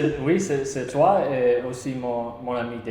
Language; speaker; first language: French; non-native, learner; English